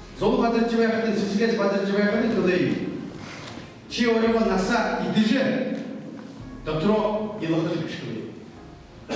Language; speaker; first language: Mongolian; non-native, learner; Buriat